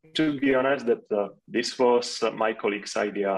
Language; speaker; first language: English; non-native, fluent; Czech